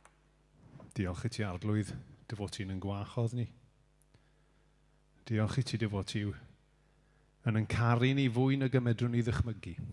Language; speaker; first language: Welsh; native; Welsh